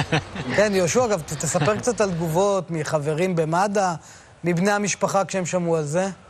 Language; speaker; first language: Hebrew; native; Hebrew